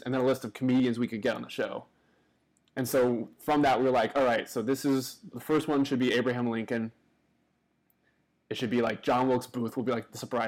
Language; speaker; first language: English; native; English